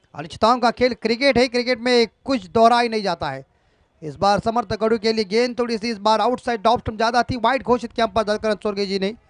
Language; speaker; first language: Hindi; non-native, local second language; Marathi